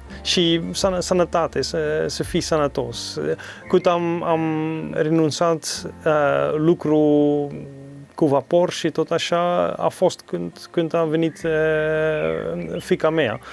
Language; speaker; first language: Romanian; non-native, learner; Dutch